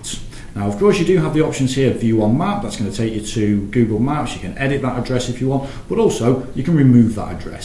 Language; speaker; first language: English; native; English